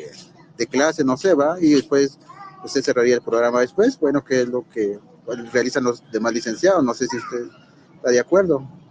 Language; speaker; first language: Spanish; native; Spanish